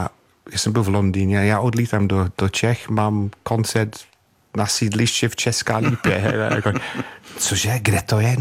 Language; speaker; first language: Czech; non-native, fluent; English